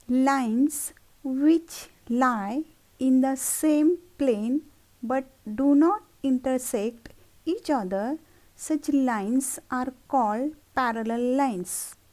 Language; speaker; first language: English; non-native, local second language; Marathi